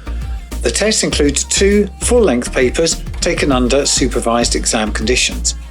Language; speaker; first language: English; native; English